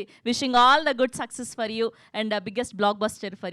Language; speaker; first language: Telugu; native; Telugu